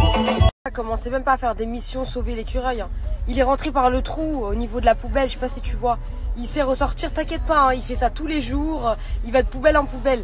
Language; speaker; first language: French; native; French